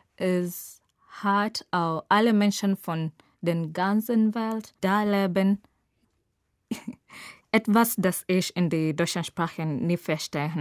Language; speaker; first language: German; non-native, learner; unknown